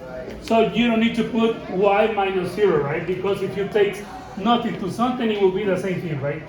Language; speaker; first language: English; non-native, fluent; Spanish